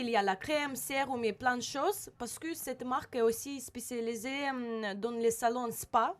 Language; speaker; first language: French; non-native, learner; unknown